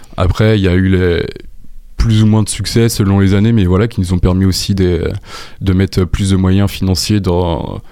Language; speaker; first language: French; native; French